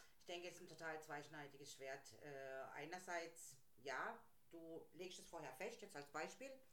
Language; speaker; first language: German; native; German